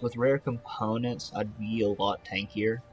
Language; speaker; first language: English; native; English